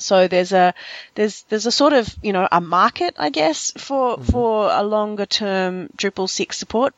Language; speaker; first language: English; native; English